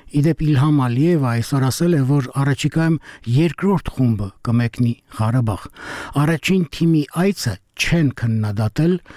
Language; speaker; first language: Armenian; native; Armenian